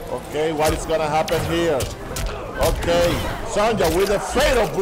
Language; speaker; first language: English; non-native, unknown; Spanish